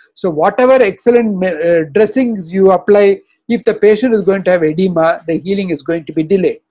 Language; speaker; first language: English; non-native, local second language; Tamil